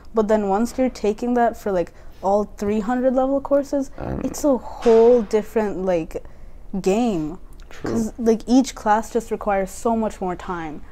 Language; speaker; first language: English; native; English